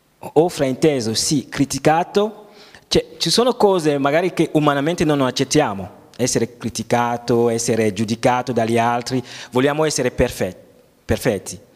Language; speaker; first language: Italian; non-native, fluent; French